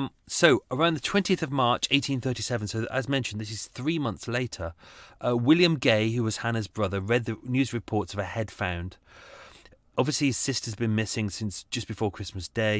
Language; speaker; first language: English; native; English